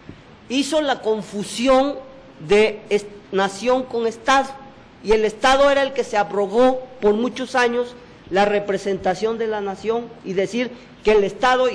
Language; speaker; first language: Spanish; native; Spanish